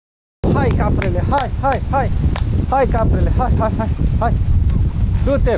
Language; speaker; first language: Romanian; non-native, learner; Nepali